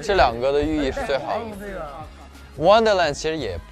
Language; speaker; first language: Chinese; early bilingual, heritage; English